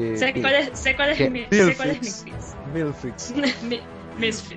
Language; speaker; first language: Spanish; native; Spanish